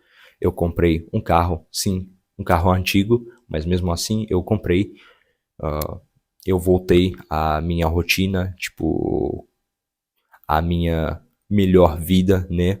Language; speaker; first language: Portuguese; non-native, fluent; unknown